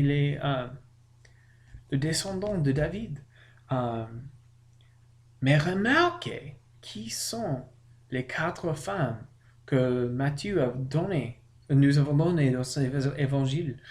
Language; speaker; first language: French; non-native, learner; English